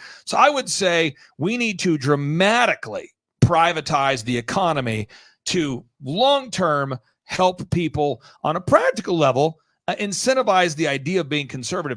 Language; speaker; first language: English; native; English